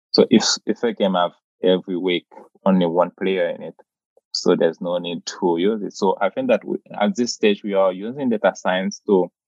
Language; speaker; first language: English; non-native, fluent; Haitian Creole